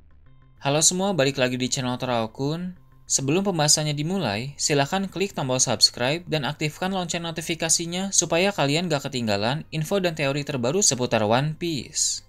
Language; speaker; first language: Indonesian; native; Indonesian